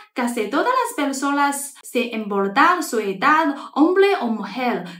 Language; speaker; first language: Spanish; non-native, fluent; Chinese